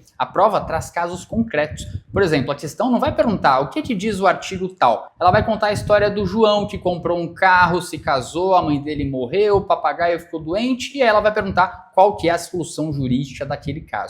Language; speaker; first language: Portuguese; native; Portuguese